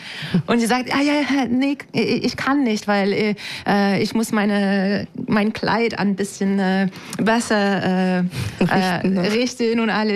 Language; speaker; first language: German; non-native, fluent; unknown